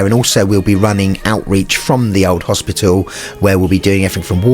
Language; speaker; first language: English; native; English